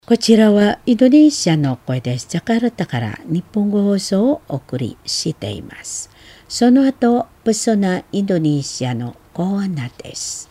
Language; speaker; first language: Japanese; non-native, fluent; Indonesian